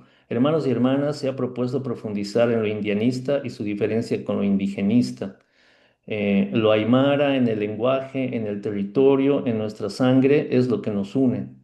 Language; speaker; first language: Spanish; native; Spanish